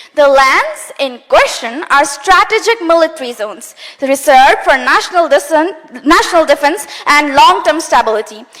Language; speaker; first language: English; non-native, local second language; Nepali